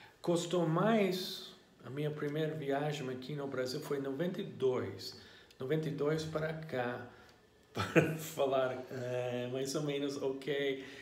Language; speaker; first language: Portuguese; non-native, learner; English